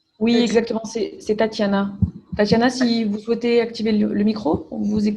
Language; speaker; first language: French; native; French